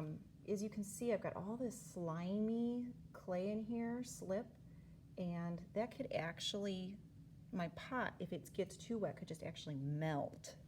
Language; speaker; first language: English; native; English